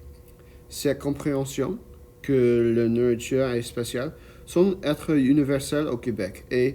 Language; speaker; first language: French; non-native, learner; English